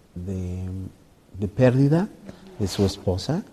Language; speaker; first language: Spanish; native; Spanish